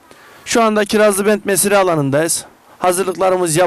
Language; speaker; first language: Turkish; native; Turkish